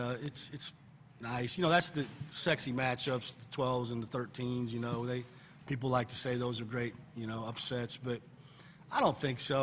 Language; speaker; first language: English; native; English